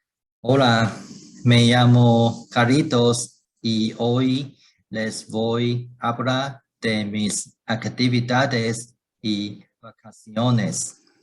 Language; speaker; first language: Spanish; non-native, learner; Chinese